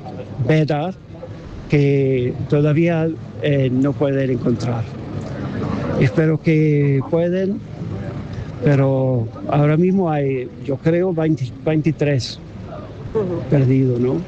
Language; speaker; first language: Spanish; non-native, learner; English